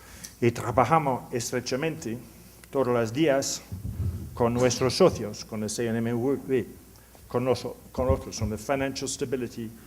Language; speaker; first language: Spanish; non-native, learner; English